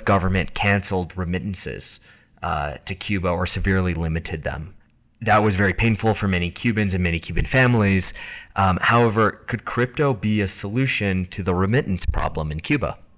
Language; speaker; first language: English; native; English